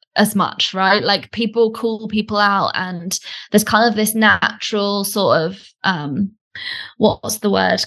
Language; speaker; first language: English; native; English